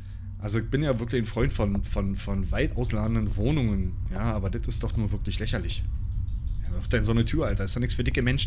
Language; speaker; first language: German; native; German